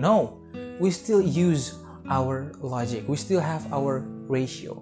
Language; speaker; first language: English; non-native, fluent; Indonesian